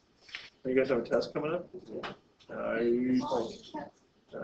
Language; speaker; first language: English; native; English